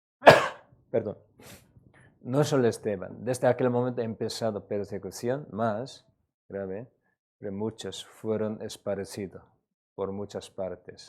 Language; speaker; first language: Spanish; non-native, learner; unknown